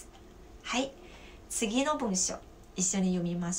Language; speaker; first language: Japanese; non-native, fluent; Chinese